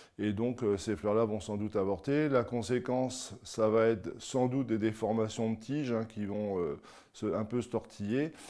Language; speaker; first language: French; native; French